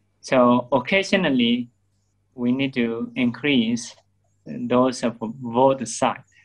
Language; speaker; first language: English; non-native, learner; Burmese